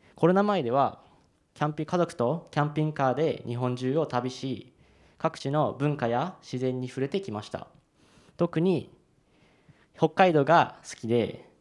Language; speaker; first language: Japanese; native; Japanese